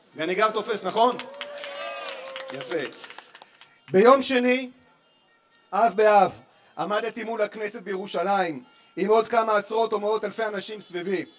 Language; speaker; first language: Hebrew; native; Hebrew